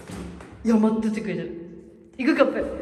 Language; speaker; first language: Japanese; native; Japanese